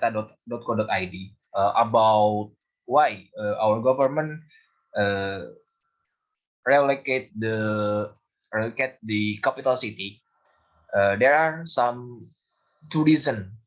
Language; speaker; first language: English; non-native, learner; Indonesian